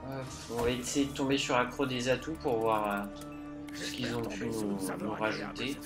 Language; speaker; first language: French; native; French